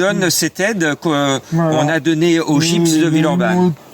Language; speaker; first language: French; native; French